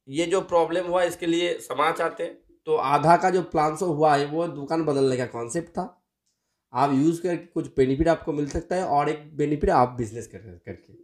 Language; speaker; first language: Hindi; non-native, local second language; Bangla